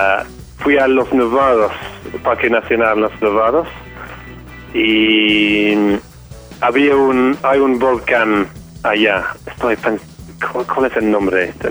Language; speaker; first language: Spanish; non-native, fluent; English